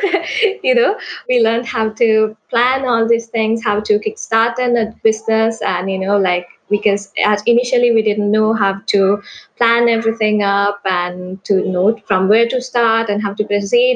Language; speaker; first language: English; non-native, local second language; Sinhala